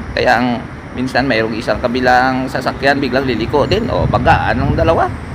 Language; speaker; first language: Filipino; non-native, local second language; Hiligaynon